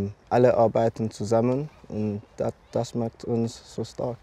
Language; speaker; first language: German; non-native, learner; English